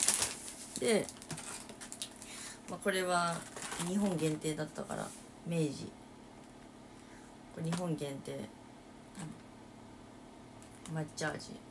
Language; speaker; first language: Japanese; native; Japanese